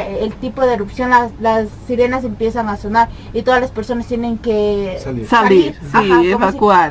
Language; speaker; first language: Spanish; native; Spanish